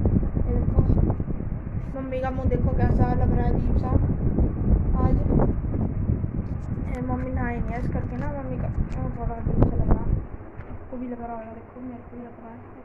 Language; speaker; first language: Hindi; native; Hindi